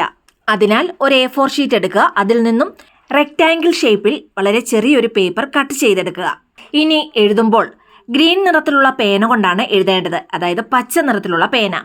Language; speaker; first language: Malayalam; native; Malayalam